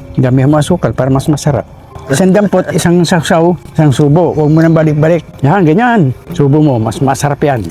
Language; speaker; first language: Filipino; native; Filipino